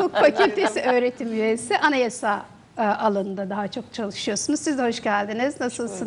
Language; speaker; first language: Turkish; native; Turkish